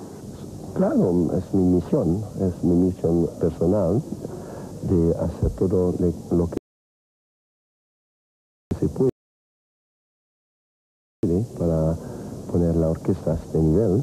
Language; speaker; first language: Spanish; non-native, fluent; French